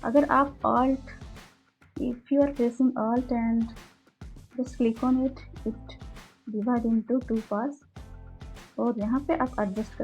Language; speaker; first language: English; non-native, local second language; Hindi